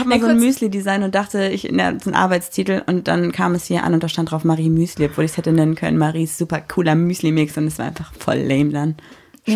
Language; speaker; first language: German; native; German